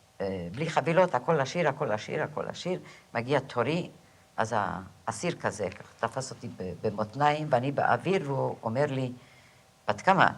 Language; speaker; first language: Hebrew; non-native, fluent; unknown